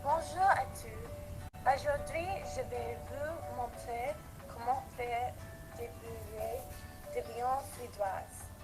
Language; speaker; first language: French; non-native, learner; English